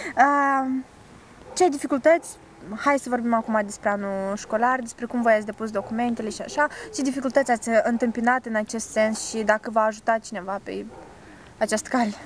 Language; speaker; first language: Romanian; native; Romanian